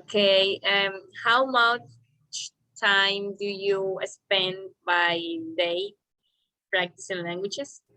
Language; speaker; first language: English; non-native, learner; Spanish